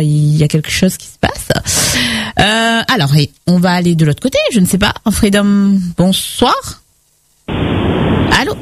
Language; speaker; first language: French; native; French